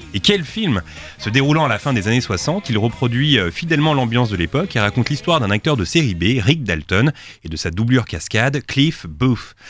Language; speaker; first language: French; native; French